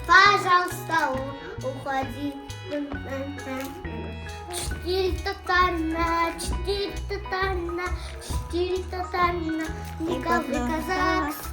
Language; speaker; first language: Russian; non-native, local second language; Kazakh